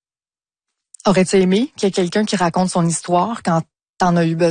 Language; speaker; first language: French; native; French